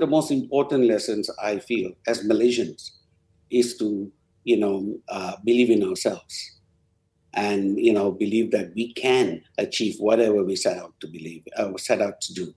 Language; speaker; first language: English; non-native, local second language; Tamil